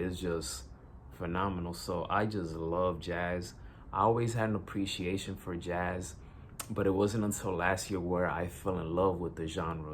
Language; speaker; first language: English; native; English